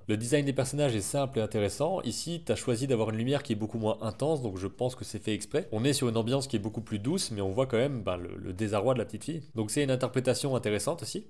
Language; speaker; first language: French; native; French